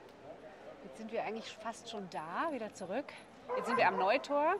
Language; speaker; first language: German; native; German